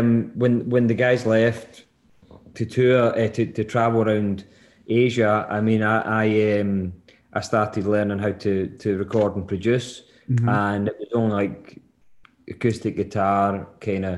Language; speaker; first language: English; native; English